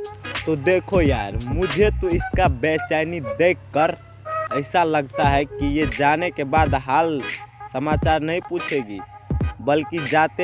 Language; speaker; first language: Hindi; native; Hindi